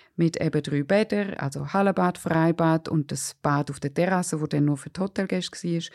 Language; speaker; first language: German; native; German